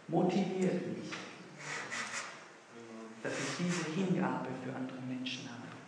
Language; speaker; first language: German; non-native, fluent; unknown